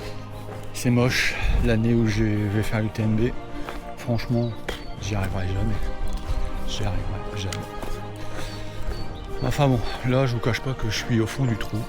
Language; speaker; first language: French; native; French